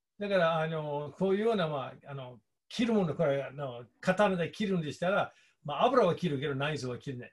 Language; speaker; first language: Japanese; non-native, fluent; English